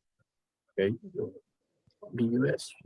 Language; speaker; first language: English; non-native, learner; Spanish